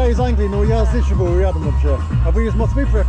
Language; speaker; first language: Russian; non-native, learner; English